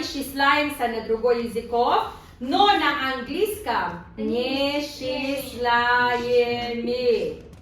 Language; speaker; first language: Russian; non-native, learner; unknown